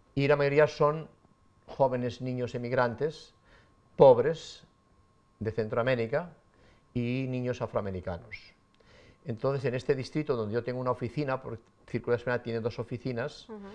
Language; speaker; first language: Spanish; native; Spanish